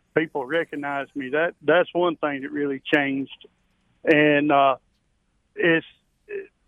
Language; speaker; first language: English; native; English